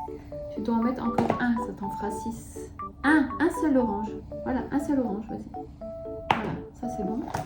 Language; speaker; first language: French; native; French